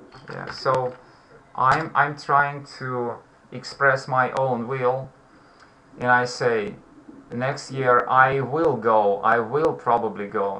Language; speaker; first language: English; non-native, fluent; Russian